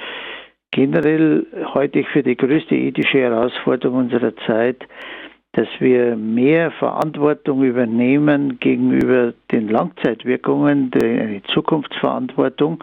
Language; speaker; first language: German; native; German